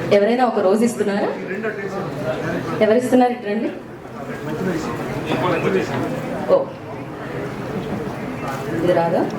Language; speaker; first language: Telugu; native; Telugu